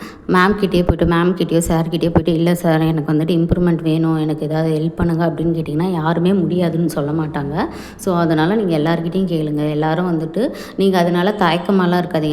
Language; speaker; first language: Tamil; native; Tamil